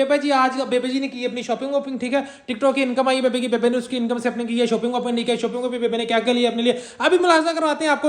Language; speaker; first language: Urdu; non-native, local second language; Punjabi